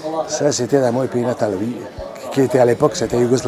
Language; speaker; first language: French; non-native, fluent; Croatian